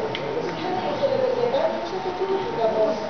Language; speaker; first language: Greek; native; Greek